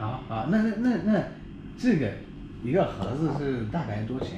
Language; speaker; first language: Chinese; non-native, learner; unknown